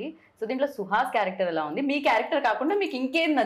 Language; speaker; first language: Telugu; native; Telugu